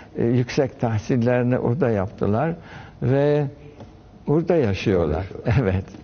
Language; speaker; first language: Turkish; early bilingual, heritage; French